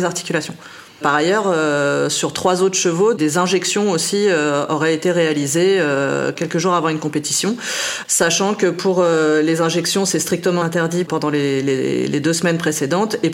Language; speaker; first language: French; native; French